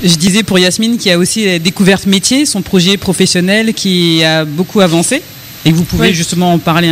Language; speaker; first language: French; native; French